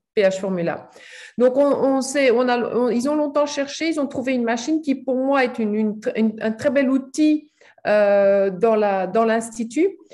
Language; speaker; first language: French; native; French